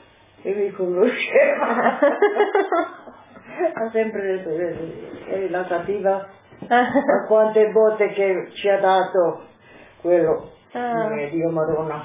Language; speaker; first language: Italian; non-native, local second language; Slovenian